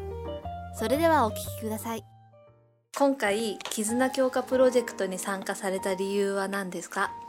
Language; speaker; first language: Japanese; native; Japanese